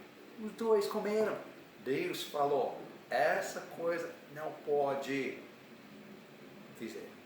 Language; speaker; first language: Portuguese; non-native, learner; English